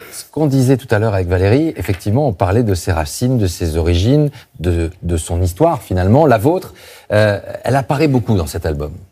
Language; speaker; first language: French; native; French